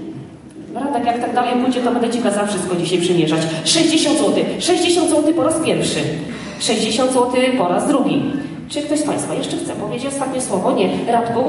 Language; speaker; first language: Polish; native; Polish